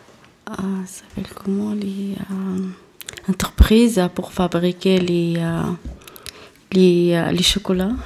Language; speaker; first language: French; non-native, learner; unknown